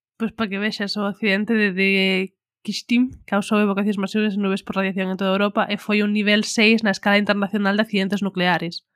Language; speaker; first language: Galician; non-native, local second language; Spanish